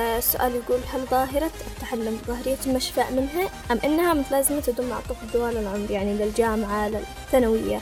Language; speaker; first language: Arabic; native; Arabic